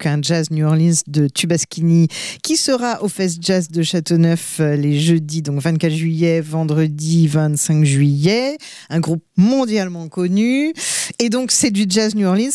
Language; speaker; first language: French; native; French